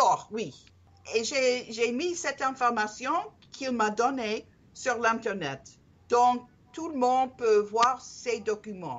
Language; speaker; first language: French; non-native, learner; English